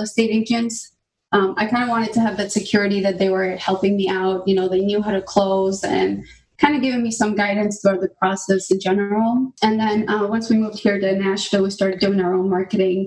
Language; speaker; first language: English; non-native, fluent; Albanian